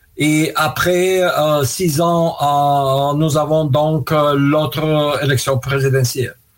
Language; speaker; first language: French; non-native, fluent; Russian